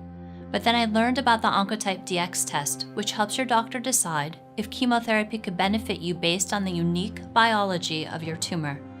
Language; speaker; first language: English; native; English